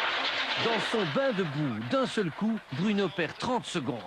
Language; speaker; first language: French; native; French